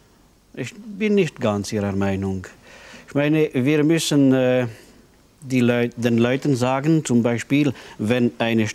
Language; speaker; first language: German; non-native, local second language; French